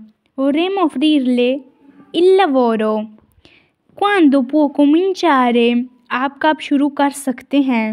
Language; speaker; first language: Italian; non-native, fluent; Urdu